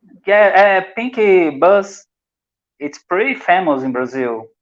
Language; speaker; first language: English; non-native, learner; Portuguese